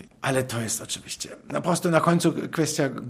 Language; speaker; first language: Polish; non-native, fluent; German